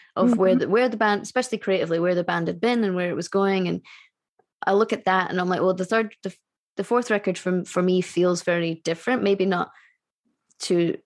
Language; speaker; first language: English; native; English